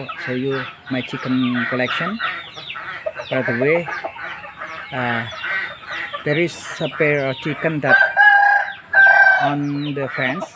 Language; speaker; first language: English; non-native, learner; Indonesian